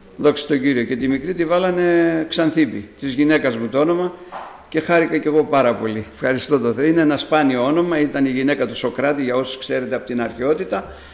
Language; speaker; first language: Greek; native; Greek